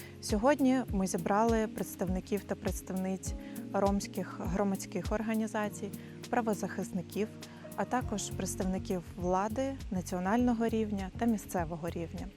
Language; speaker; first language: Ukrainian; native; Ukrainian